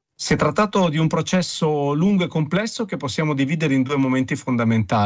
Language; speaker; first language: Italian; native; Italian